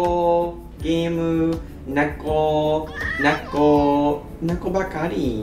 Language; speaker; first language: Japanese; non-native, learner; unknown